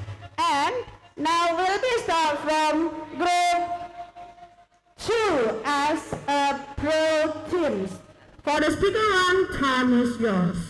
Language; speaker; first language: English; non-native, learner; Indonesian